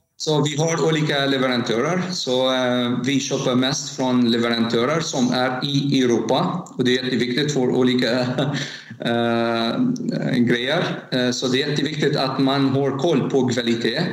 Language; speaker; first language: Swedish; non-native, learner; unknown